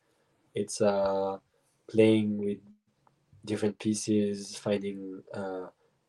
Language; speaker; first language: English; non-native, fluent; French